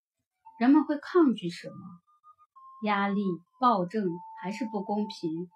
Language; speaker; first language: Chinese; native; Chinese